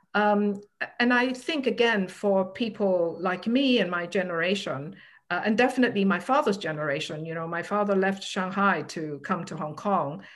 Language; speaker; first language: English; non-native, local second language; Cantonese